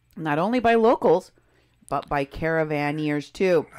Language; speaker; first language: English; native; English